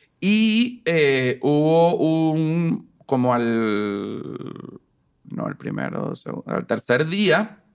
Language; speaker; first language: Spanish; native; Spanish